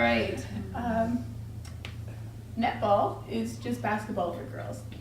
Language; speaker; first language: English; native; English